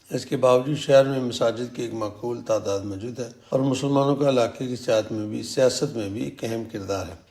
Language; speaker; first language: Urdu; native; Urdu